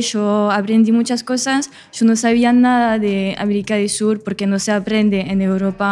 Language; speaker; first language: Spanish; non-native, fluent; French